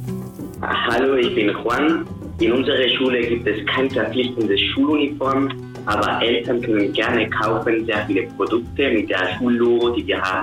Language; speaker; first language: German; non-native, fluent; Spanish